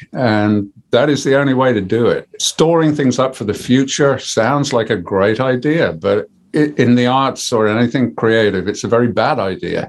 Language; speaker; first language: English; native; English